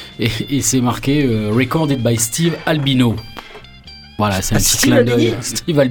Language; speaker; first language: French; native; French